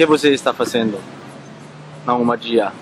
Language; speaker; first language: Portuguese; non-native, learner; Danish